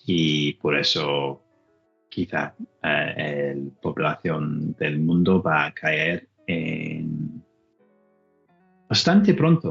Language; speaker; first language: Spanish; non-native, learner; English